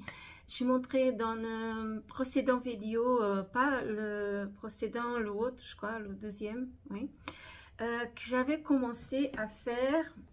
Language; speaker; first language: French; non-native, fluent; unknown